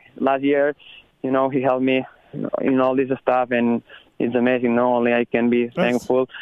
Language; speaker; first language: English; non-native, learner; Spanish